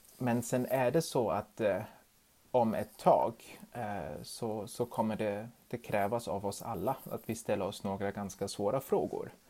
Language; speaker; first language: Swedish; non-native, fluent; German